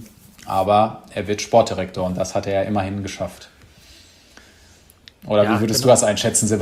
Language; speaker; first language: German; native; German